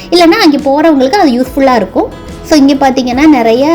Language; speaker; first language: Tamil; non-native, local second language; Malayalam